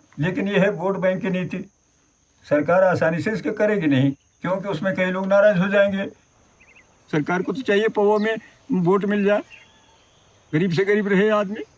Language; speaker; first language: Hindi; non-native, local second language; Garhwali